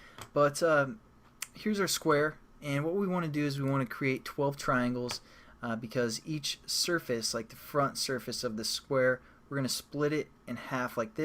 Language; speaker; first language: English; native; English